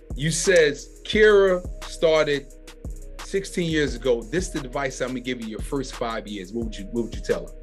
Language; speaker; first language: English; native; English